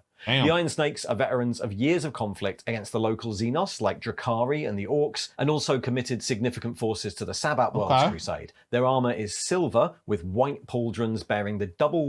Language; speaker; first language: English; native; English